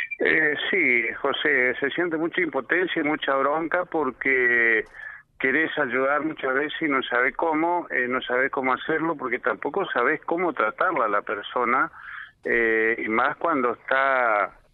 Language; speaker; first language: Spanish; native; Spanish